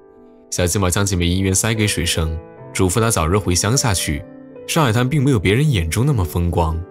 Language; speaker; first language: Chinese; native; Chinese